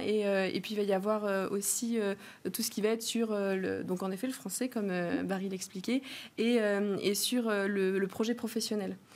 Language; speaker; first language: French; native; French